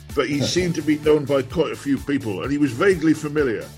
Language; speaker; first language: English; native; English